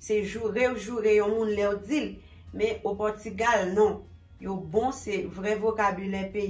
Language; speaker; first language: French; non-native, local second language; Haitian Creole